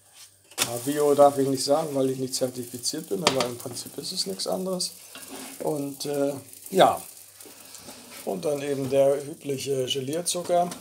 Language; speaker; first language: German; native; German